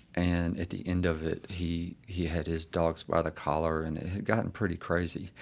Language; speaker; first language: English; native; English